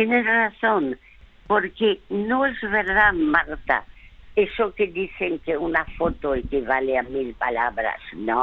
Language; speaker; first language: Spanish; early bilingual, other home language; French